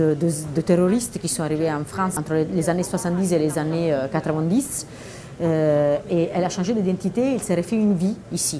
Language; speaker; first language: French; non-native, fluent; Italian